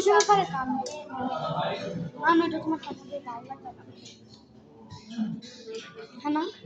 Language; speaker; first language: Italian; early bilingual, other home language; Bangla